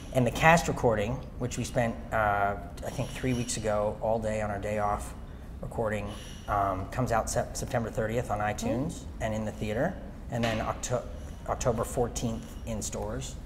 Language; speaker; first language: English; native; English